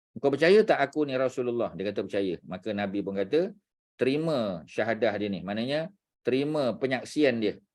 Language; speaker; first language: Malay; native; Malay